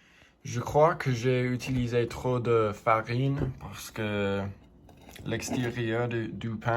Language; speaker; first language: French; non-native, learner; English